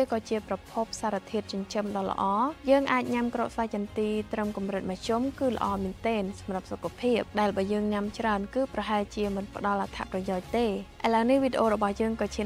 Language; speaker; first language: Khmer; native; Khmer